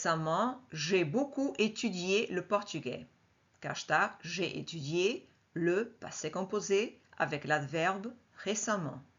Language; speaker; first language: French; non-native, fluent; Portuguese